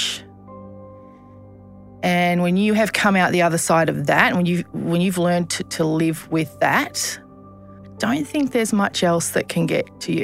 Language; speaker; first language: English; native; English